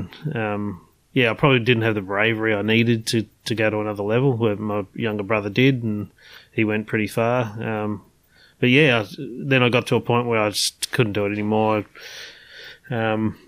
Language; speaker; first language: English; native; English